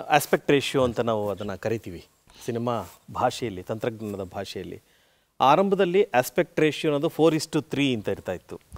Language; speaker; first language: Kannada; native; Kannada